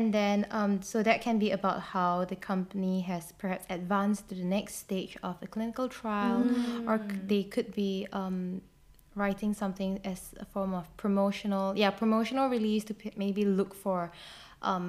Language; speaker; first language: English; non-native, local second language; Chinese